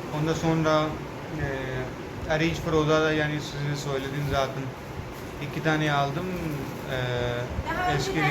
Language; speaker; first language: Turkish; non-native, learner; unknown